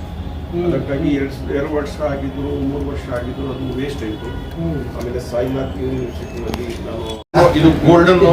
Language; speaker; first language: Kannada; non-native, local second language; Urdu